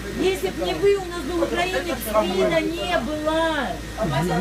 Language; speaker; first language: Russian; native; Russian